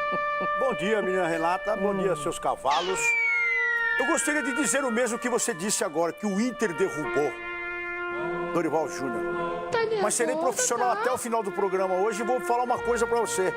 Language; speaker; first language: Portuguese; native; Portuguese